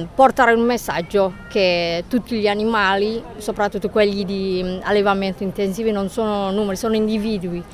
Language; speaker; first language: Italian; non-native, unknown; Javanese